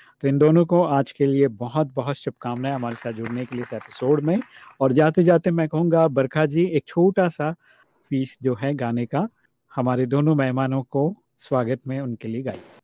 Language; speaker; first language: Hindi; native; Hindi